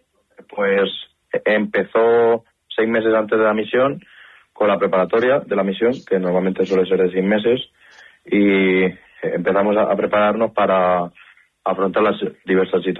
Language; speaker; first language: Spanish; native; Spanish